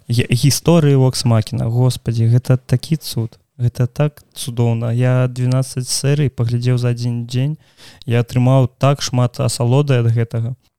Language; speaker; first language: Belarusian; non-native, local second language; Russian